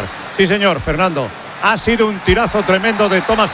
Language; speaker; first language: Spanish; native; Spanish